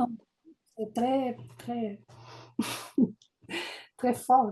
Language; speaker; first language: French; non-native, fluent; Italian